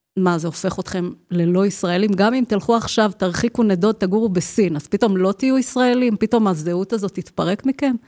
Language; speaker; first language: Hebrew; native; Hebrew